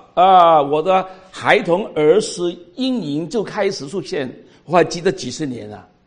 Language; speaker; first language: Chinese; non-native, local second language; Cantonese